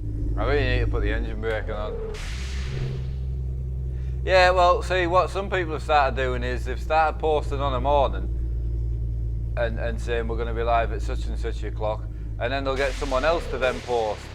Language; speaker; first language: English; native; English